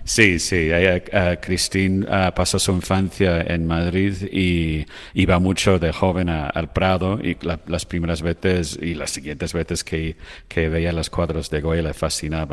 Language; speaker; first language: Spanish; non-native, fluent; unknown